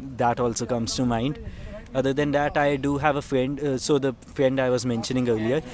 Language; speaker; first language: English; non-native, local second language; Punjabi